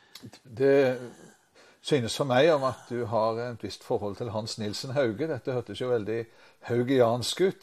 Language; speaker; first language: Norwegian; native; Norwegian